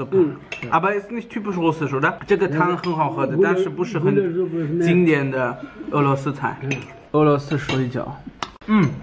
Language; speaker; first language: Chinese; non-native, fluent; German